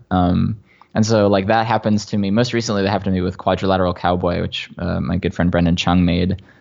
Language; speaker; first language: English; native; English